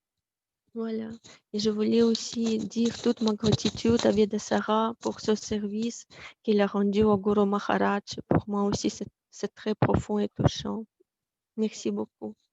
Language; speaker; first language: French; non-native, fluent; Russian